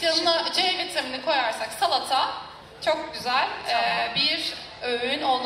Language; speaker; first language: Turkish; native; Turkish